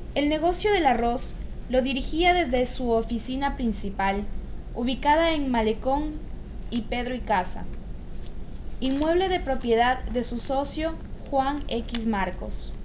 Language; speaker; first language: Spanish; native; Spanish